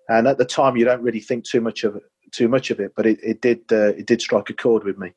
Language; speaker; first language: English; native; English